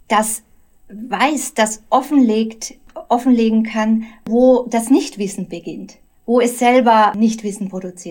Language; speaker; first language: German; native; German